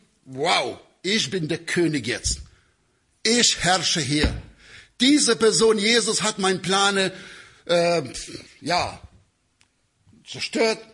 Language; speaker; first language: German; non-native, learner; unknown